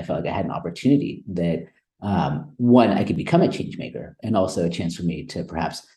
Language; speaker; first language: English; native; English